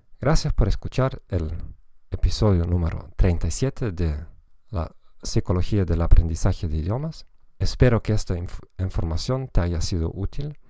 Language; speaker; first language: Spanish; non-native, fluent; German